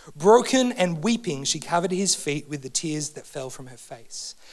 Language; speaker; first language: English; native; English